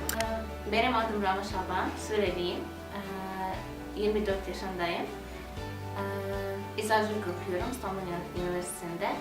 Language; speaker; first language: Turkish; non-native, learner; Arabic